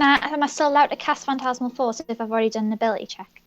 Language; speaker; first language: English; native; English